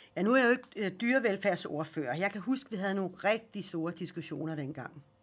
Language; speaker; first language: Danish; early bilingual, other home language; Swedish